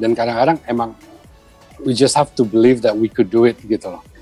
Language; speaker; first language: English; non-native, fluent; Indonesian